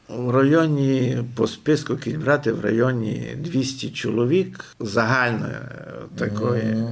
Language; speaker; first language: Ukrainian; native; Ukrainian